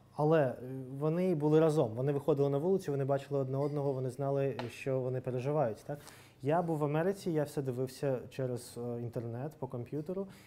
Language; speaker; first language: Ukrainian; non-native, local second language; Russian